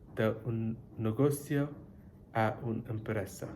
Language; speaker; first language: Spanish; non-native, learner; English